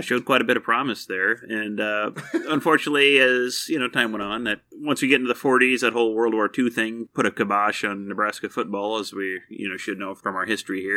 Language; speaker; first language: English; native; English